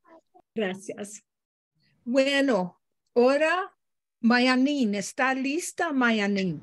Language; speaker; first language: Spanish; non-native, learner; English